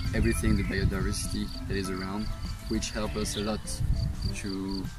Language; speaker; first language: English; non-native, fluent; French